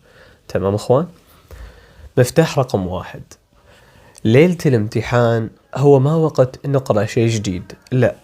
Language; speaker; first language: Arabic; native; Arabic